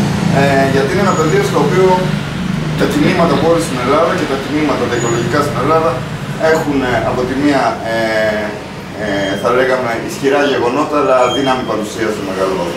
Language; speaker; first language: Greek; native; Greek